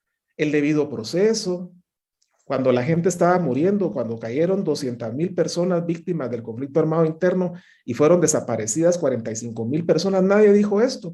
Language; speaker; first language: Spanish; native; Spanish